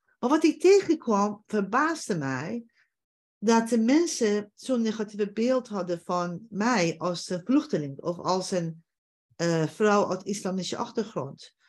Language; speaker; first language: Dutch; non-native, fluent; Persian